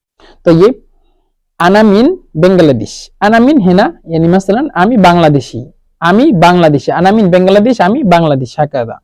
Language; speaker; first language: Arabic; non-native, learner; Bangla